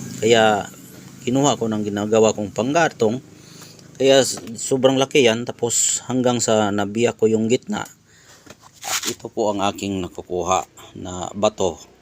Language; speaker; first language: Filipino; non-native, local second language; Cebuano